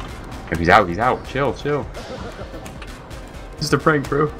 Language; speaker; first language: English; native; English